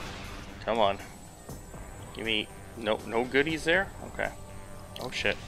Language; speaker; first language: English; native; English